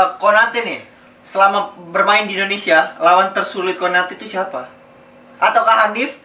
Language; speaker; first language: Indonesian; native; Indonesian